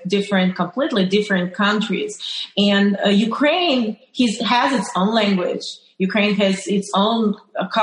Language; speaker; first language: English; non-native, fluent; Ukrainian